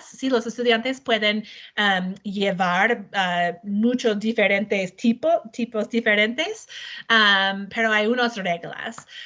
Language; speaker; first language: Spanish; non-native, learner; English